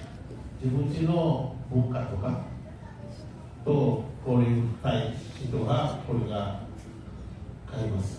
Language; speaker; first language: Japanese; non-native, learner; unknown